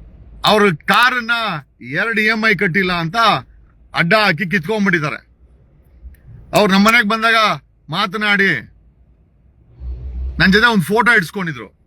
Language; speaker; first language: Kannada; native; Kannada